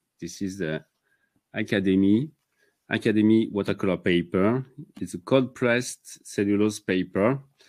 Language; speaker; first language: English; non-native, fluent; French